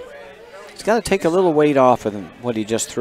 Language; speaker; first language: English; native; English